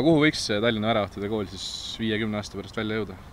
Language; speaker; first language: Estonian; native; Estonian